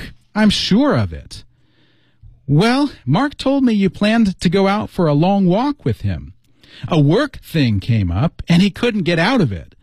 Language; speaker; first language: English; native; English